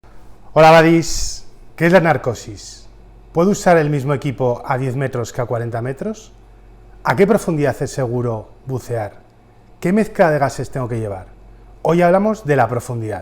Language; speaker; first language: Spanish; native; Spanish